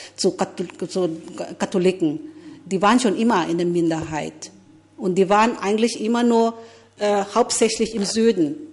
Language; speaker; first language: German; non-native, fluent; Filipino